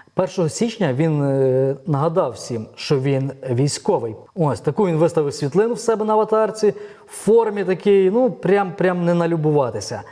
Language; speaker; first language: Ukrainian; native; Ukrainian